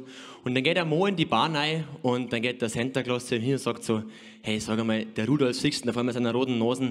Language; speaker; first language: German; native; German